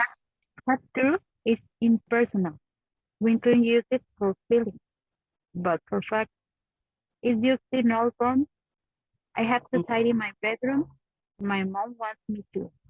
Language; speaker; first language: English; non-native, learner; Spanish